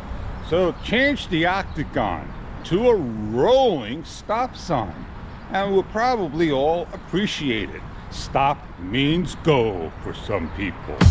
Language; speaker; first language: English; native; English